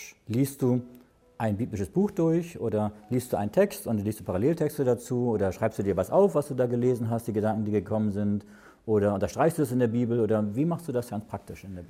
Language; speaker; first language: German; native; German